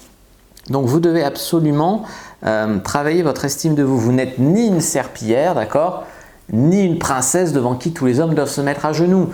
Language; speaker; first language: French; native; French